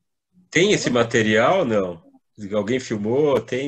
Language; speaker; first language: Portuguese; native; Portuguese